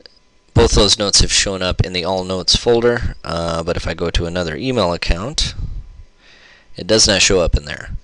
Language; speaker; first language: English; native; English